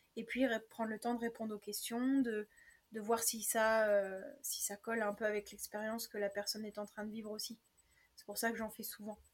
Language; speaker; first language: French; native; French